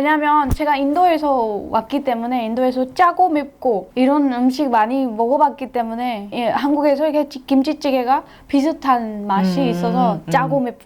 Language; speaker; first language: Korean; non-native, fluent; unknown